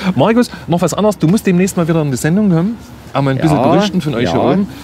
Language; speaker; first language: German; native; German